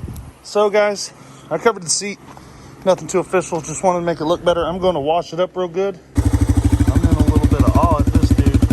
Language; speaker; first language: English; native; English